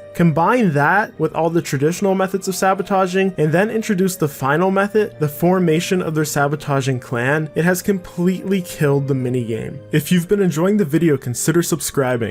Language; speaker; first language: English; native; English